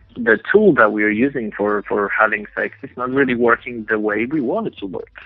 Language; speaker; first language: English; non-native, fluent; Polish